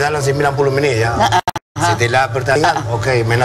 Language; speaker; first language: Indonesian; non-native, fluent; Spanish